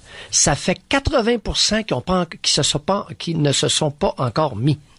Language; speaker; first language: French; native; French